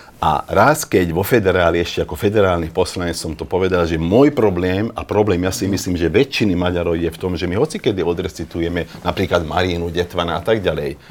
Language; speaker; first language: Slovak; non-native, local second language; Hungarian